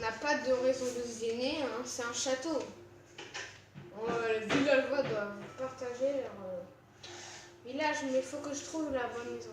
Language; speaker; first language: French; native; French